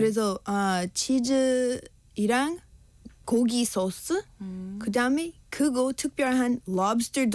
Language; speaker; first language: Korean; non-native, learner; English